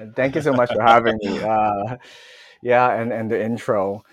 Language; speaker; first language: English; early bilingual, other home language; Cantonese